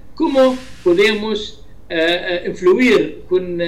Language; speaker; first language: Spanish; non-native, fluent; Arabic